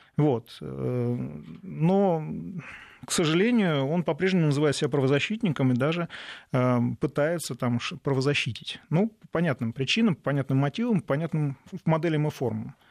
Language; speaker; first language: Russian; native; Russian